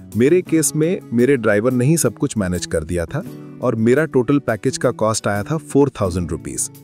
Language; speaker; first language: Hindi; non-native, fluent; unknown